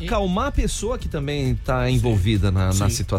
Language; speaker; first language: Portuguese; native; Portuguese